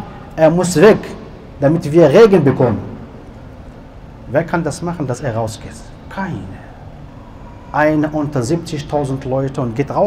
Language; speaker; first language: German; non-native, learner; Arabic